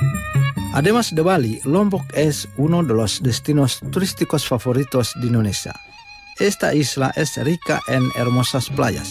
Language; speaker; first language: Spanish; non-native, fluent; Indonesian